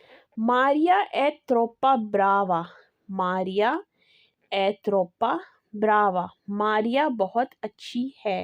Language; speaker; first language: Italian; non-native, fluent; Urdu